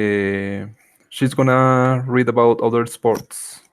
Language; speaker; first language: English; non-native, learner; Spanish